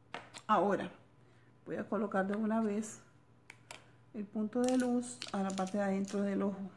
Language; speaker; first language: Spanish; native; Spanish